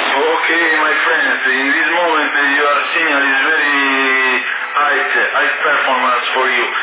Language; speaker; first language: English; non-native, learner; Italian